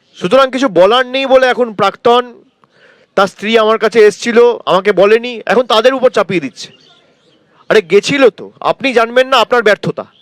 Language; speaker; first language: Bangla; native; Bangla